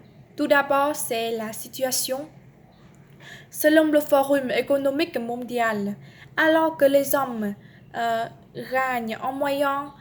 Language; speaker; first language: French; non-native, learner; Vietnamese